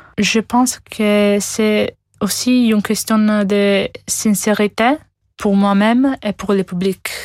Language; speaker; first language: French; non-native, fluent; Italian